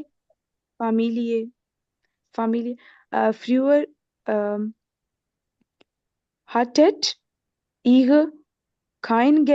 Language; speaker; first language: German; non-native, learner; Urdu